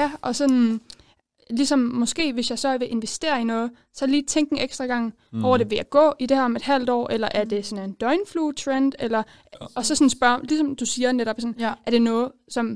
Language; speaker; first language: Danish; native; Danish